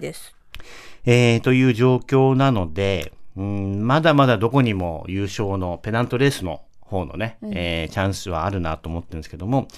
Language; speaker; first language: Japanese; native; Japanese